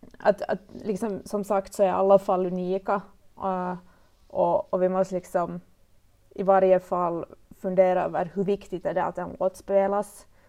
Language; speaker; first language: Swedish; native; Swedish